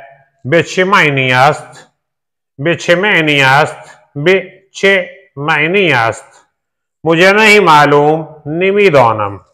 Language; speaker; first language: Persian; non-native, fluent; Urdu